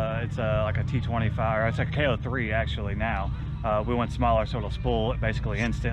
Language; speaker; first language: English; native; English